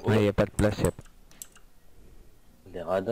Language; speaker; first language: French; native; French